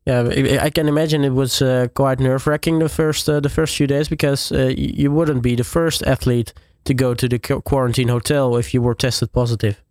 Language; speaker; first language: English; non-native, fluent; Dutch